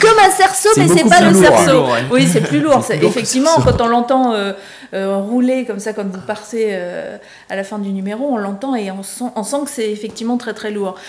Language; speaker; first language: French; native; French